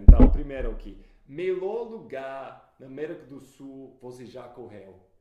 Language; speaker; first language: Portuguese; non-native, fluent; English